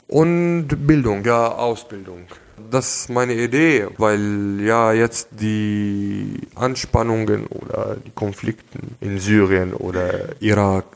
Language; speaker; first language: German; non-native, local second language; Arabic